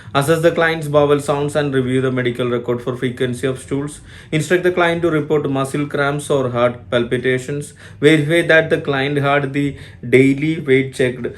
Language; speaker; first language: English; non-native, local second language; Malayalam